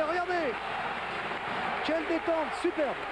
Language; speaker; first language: French; native; French